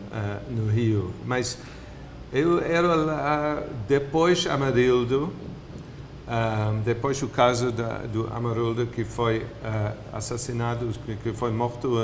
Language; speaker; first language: Portuguese; non-native, fluent; English